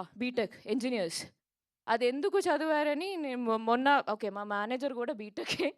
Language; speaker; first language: Telugu; non-native, local second language; Malayalam